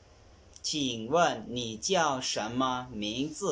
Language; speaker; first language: Chinese; non-native, learner; Lao